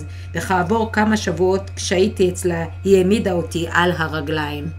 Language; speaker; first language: Hebrew; non-native, fluent; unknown